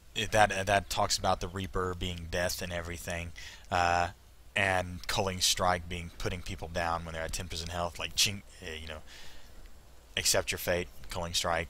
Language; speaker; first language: English; native; English